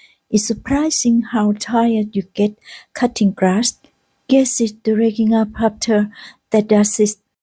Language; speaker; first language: English; non-native, learner; Thai